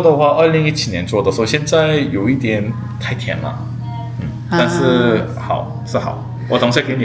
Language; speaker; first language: Chinese; non-native, fluent; Korean